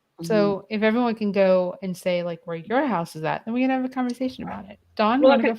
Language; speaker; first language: English; native; English